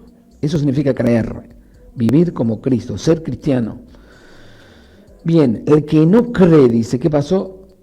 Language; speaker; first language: Spanish; native; Spanish